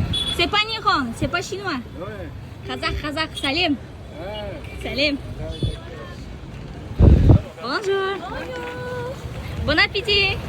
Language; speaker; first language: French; non-native, learner; Kazakh